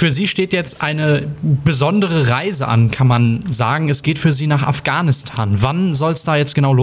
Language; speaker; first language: German; native; German